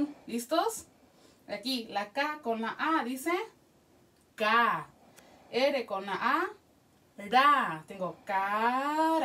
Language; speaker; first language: Spanish; early bilingual, heritage; Spanish